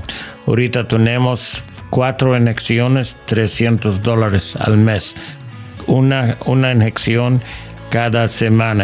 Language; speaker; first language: Spanish; non-native, fluent; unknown